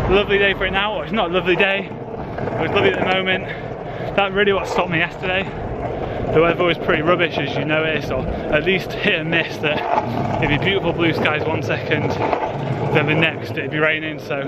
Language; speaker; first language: English; native; English